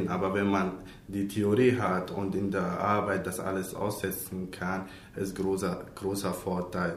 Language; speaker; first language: German; non-native, learner; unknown